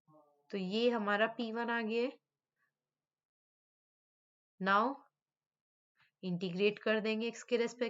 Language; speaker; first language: Hindi; native; Hindi